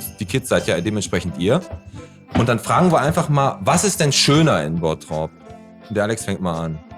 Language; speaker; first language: German; native; German